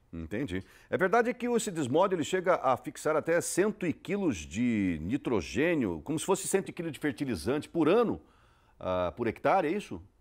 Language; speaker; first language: Portuguese; native; Portuguese